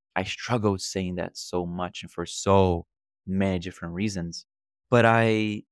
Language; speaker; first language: English; non-native, fluent; Portuguese